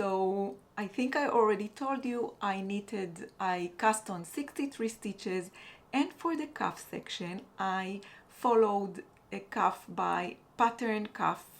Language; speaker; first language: English; non-native, fluent; Hebrew